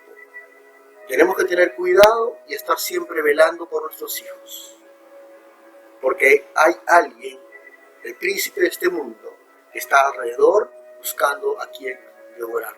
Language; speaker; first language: Spanish; native; Spanish